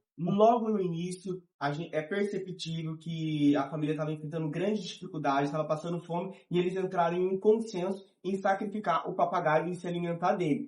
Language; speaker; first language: Portuguese; native; Portuguese